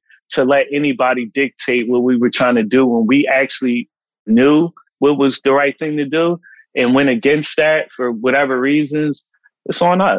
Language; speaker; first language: English; native; English